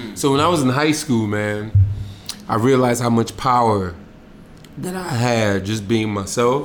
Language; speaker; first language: English; native; English